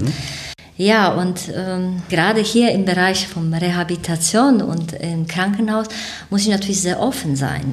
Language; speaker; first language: German; native; German